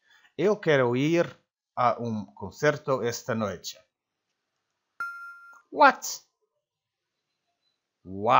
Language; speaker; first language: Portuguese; non-native, learner; Dutch